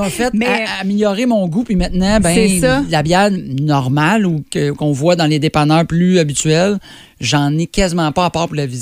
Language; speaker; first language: French; native; French